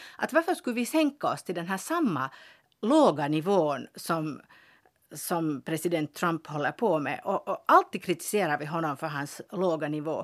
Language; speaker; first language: Swedish; native; Swedish